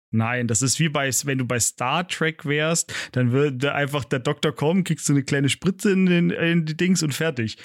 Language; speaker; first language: German; native; German